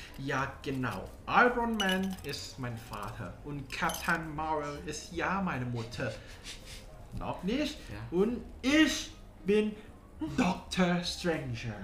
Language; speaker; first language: German; non-native, learner; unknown